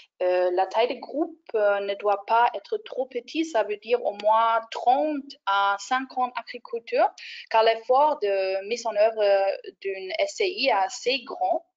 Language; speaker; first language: French; non-native, fluent; German